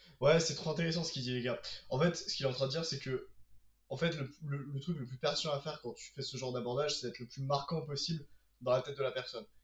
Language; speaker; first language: French; native; French